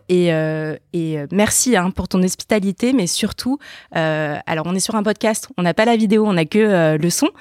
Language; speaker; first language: French; native; French